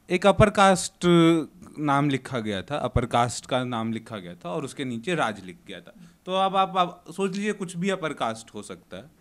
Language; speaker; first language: Hindi; native; Hindi